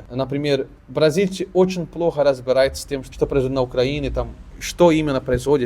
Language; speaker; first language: Russian; non-native, fluent; Portuguese